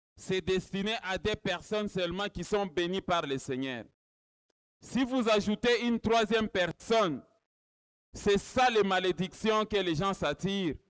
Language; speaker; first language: French; non-native, local second language; Swahili